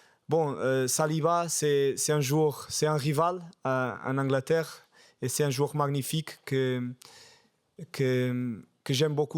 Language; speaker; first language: French; non-native, fluent; Portuguese